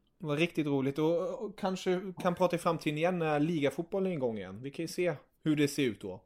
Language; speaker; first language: Swedish; early bilingual, other home language; German